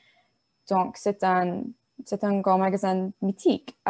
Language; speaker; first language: French; non-native, learner; English